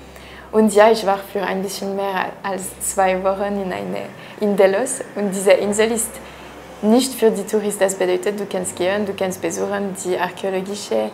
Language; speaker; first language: German; non-native, local second language; French